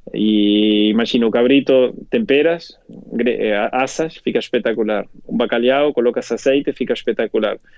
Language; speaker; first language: Portuguese; non-native, fluent; Spanish